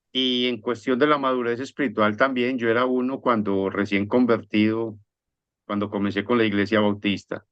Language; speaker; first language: Spanish; native; Spanish